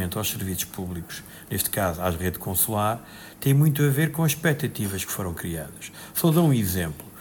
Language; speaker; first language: Portuguese; native; Portuguese